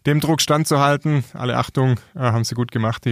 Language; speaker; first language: German; native; German